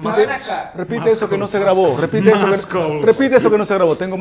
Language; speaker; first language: Spanish; native; Spanish